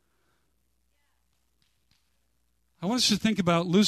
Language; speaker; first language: English; native; English